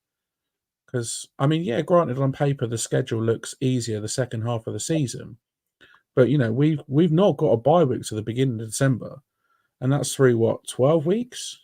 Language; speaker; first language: English; native; English